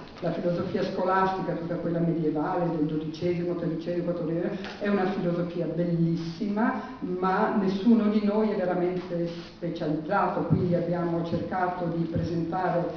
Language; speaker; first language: Italian; non-native, fluent; German